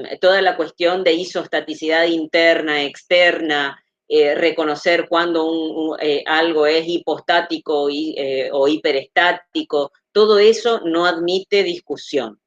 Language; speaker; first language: Spanish; native; Spanish